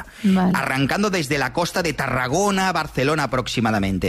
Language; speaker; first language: Spanish; native; Spanish